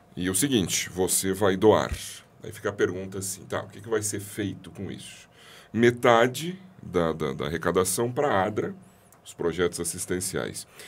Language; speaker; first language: Portuguese; native; Portuguese